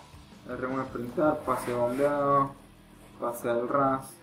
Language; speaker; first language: Spanish; native; Spanish